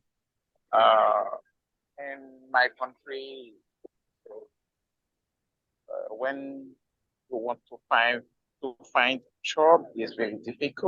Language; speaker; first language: English; non-native, learner; Haitian Creole